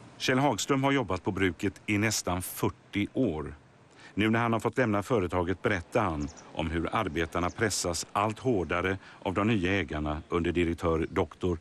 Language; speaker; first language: Swedish; native; Swedish